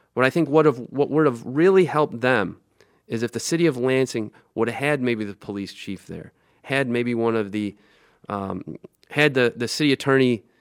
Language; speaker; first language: English; native; English